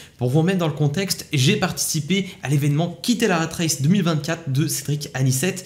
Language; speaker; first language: French; native; French